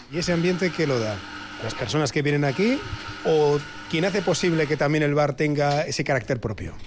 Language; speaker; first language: Spanish; native; Spanish